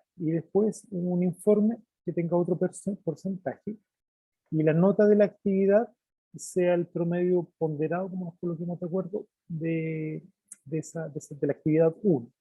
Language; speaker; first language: Spanish; native; Spanish